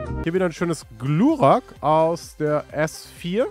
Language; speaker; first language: German; native; German